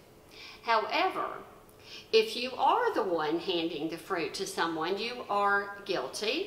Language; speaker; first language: English; native; English